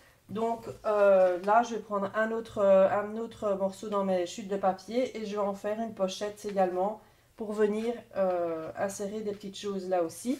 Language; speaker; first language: French; native; French